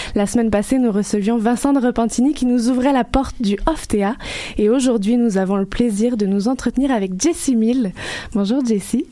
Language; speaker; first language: French; native; French